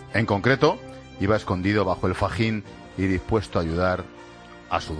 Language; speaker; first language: Spanish; native; Spanish